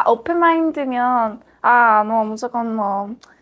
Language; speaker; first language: Korean; non-native, fluent; Spanish